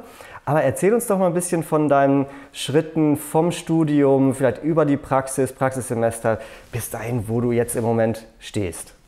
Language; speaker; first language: German; native; German